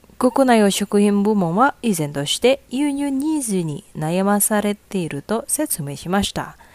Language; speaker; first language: Japanese; non-native, fluent; Indonesian